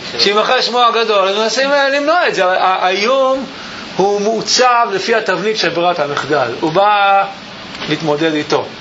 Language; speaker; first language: Hebrew; native; Hebrew